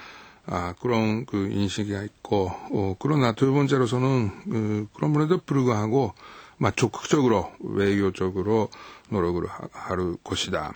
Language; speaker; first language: Korean; non-native, fluent; Japanese